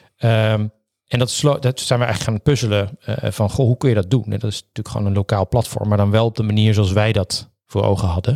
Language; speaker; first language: Dutch; native; Dutch